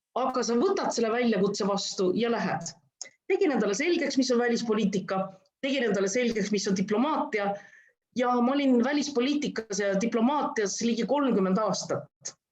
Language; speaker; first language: Estonian; non-native, local second language; Russian